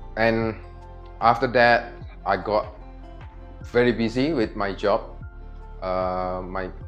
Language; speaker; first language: English; non-native, fluent; Indonesian